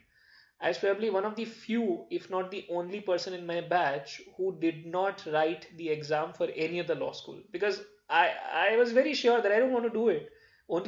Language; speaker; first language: English; non-native, local second language; Hindi